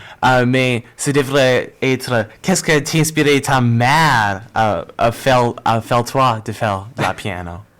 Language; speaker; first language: French; non-native, learner; English